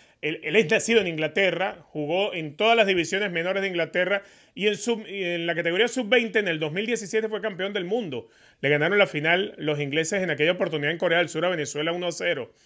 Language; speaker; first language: Spanish; native; Spanish